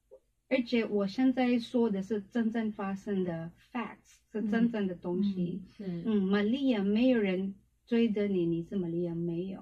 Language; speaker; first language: Chinese; non-native, learner; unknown